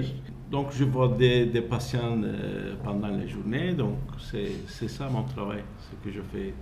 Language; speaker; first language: French; non-native, fluent; Turkish